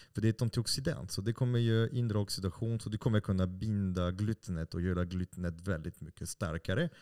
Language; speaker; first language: Swedish; non-native, fluent; French